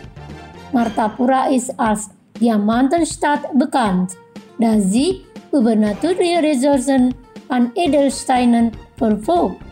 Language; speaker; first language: German; non-native, fluent; Indonesian